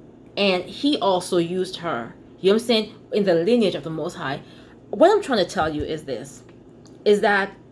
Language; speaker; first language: English; native; English